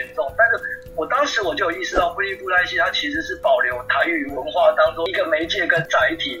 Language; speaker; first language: Chinese; non-native, local second language; Min Nan Chinese